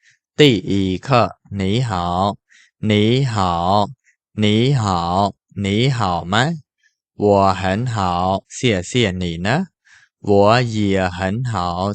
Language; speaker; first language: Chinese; non-native, fluent; Khmer